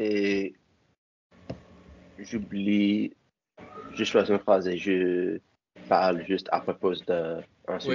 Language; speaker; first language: French; non-native, learner; English